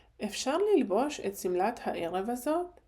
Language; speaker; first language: Hebrew; non-native, fluent; Ukrainian